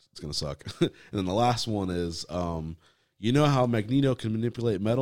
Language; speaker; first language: English; native; English